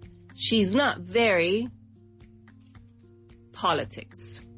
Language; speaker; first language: English; non-native, fluent; Spanish